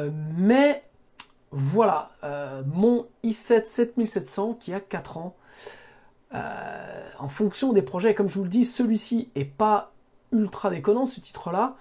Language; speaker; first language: French; native; French